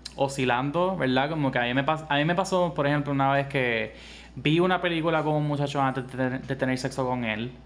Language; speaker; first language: Spanish; native; Spanish